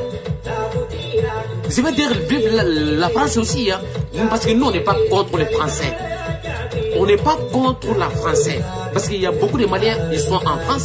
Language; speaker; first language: French; non-native, local second language; Bambara